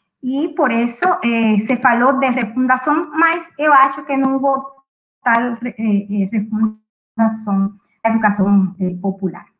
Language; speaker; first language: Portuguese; non-native, fluent; Spanish